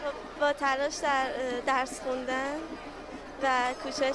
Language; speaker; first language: Persian; early bilingual, heritage; Persian